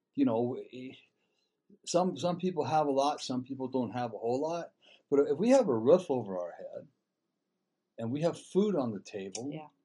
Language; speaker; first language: English; native; English